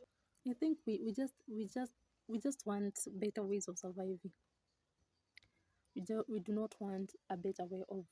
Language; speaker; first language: English; non-native, local second language; Swahili